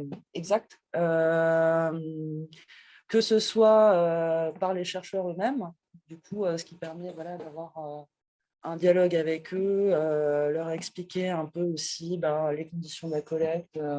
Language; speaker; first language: French; native; French